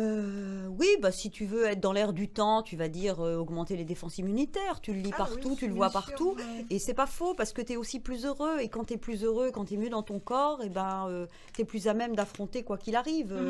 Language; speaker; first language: French; native; French